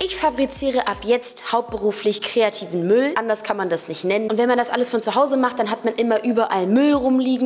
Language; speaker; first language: German; native; German